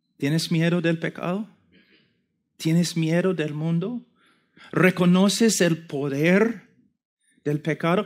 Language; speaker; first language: Spanish; non-native, fluent; English